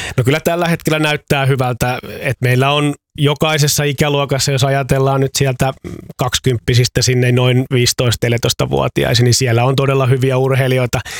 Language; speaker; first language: Finnish; native; Finnish